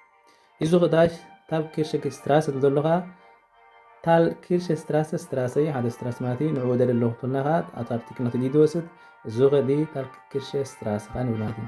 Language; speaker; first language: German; non-native, fluent; Tigrinya